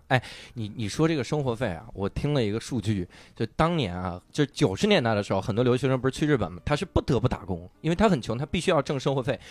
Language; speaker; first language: Chinese; native; Chinese